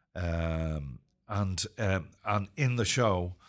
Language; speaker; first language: English; native; English